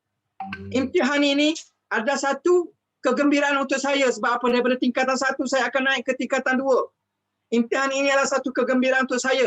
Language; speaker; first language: Malay; native; Malay